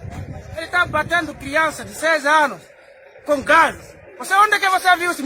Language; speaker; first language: Portuguese; non-native, learner; Haitian Creole